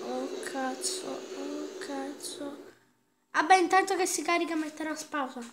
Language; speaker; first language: Italian; native; Italian